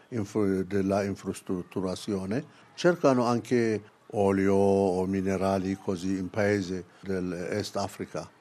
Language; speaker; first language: Italian; non-native, fluent; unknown